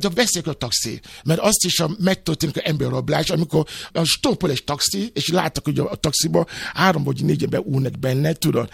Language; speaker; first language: Hungarian; non-native, fluent; Yoruba